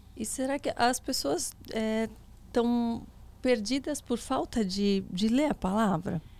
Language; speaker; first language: Portuguese; native; Portuguese